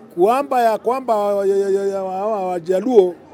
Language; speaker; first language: Swahili; non-native, local second language; Kikuyu